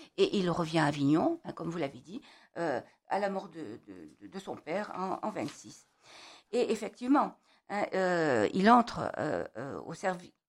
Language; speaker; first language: French; native; French